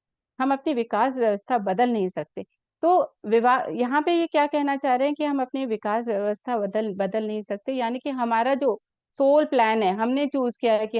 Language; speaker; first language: Hindi; native; Hindi